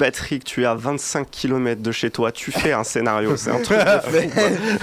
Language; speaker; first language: French; native; French